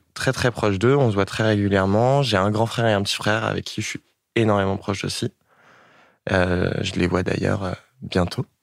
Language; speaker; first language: French; native; French